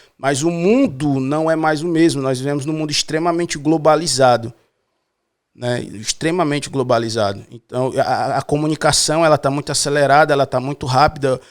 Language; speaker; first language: Portuguese; native; Portuguese